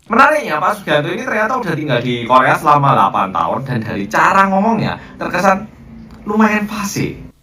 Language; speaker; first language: Indonesian; native; Indonesian